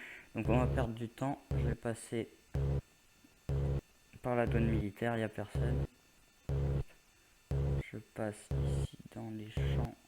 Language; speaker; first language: French; native; French